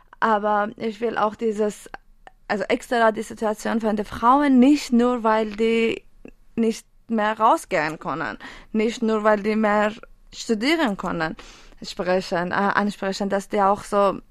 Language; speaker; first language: German; non-native, fluent; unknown